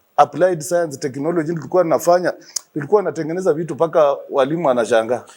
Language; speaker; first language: Swahili; non-native, local second language; Luyia